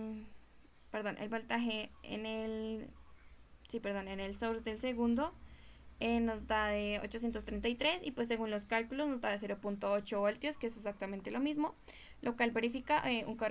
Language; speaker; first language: Spanish; native; Spanish